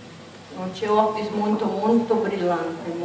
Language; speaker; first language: Italian; non-native, learner; Portuguese